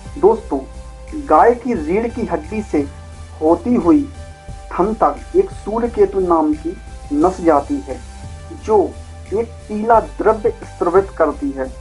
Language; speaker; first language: Hindi; native; Hindi